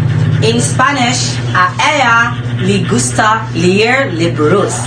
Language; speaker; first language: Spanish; non-native, learner; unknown